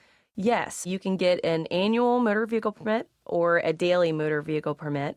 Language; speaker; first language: English; native; English